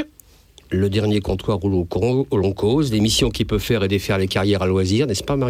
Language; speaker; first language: French; native; French